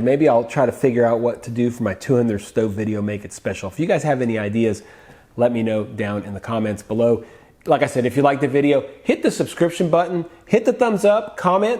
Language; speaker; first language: English; native; English